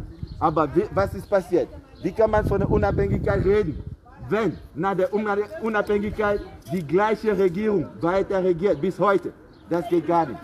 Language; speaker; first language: German; non-native, fluent; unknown